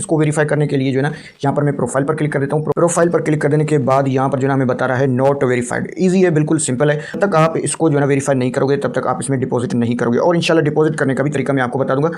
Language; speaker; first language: Urdu; non-native, local second language; Punjabi